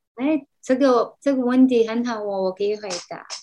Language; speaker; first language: Chinese; non-native, fluent; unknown